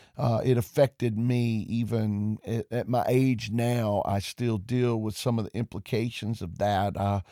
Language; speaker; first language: English; native; English